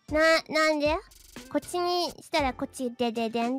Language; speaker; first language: Japanese; non-native, fluent; English